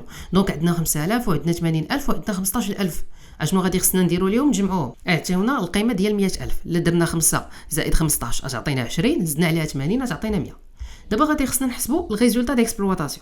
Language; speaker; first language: Arabic; native; Arabic